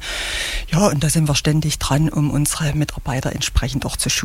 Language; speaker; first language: German; native; German